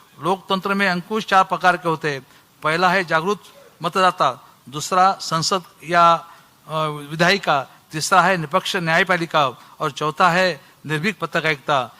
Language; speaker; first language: Hindi; non-native, local second language; Marathi